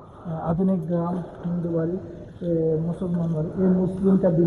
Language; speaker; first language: Hindi; non-native, learner; Bangla